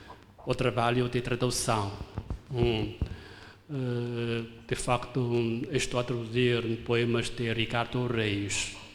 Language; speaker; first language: Portuguese; non-native, fluent; Chinese